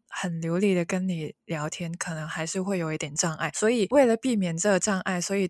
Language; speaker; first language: Chinese; non-native, local second language; Cantonese